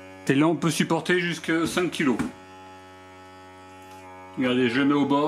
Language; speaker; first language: French; native; French